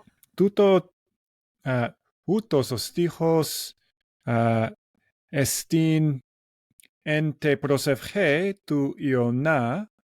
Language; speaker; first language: Greek; non-native, learner; English